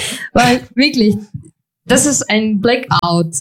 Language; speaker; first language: German; non-native, fluent; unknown